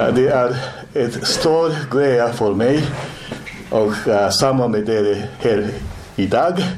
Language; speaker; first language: Swedish; non-native, learner; Japanese